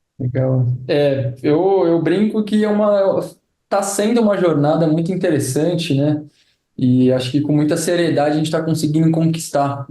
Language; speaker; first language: Portuguese; native; Portuguese